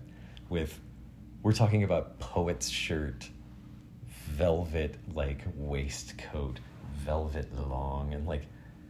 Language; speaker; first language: English; native; English